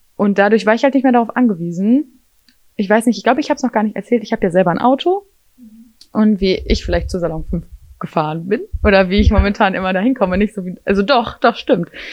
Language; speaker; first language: German; native; German